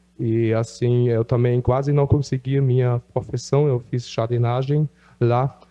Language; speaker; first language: Portuguese; non-native, local second language; German